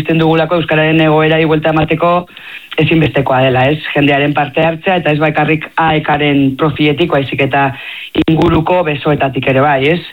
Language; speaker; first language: Basque; native; Basque